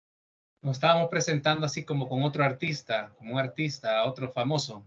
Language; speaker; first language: Spanish; native; Spanish